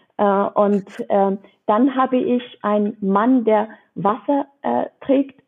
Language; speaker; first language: German; non-native, fluent; Persian